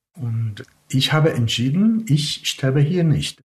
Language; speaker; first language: German; non-native, learner; Hebrew